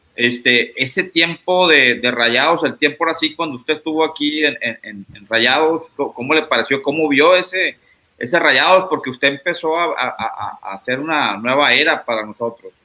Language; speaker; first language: Spanish; native; Spanish